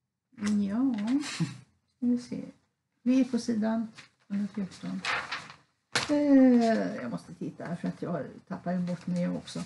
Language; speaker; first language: Swedish; native; Swedish